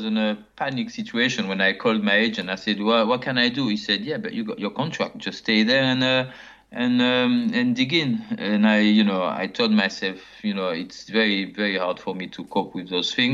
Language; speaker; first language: English; non-native, fluent; French